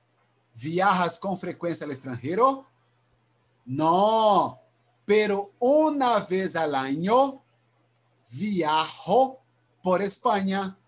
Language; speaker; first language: Spanish; non-native, learner; Portuguese